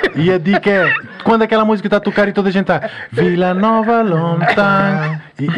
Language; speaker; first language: Portuguese; non-native, local second language; Kabuverdianu